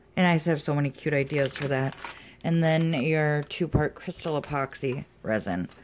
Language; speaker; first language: English; native; English